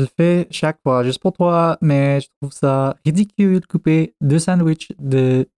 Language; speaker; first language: French; non-native, fluent; English